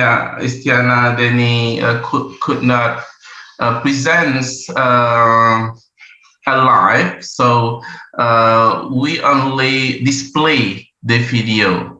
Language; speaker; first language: English; non-native, learner; Indonesian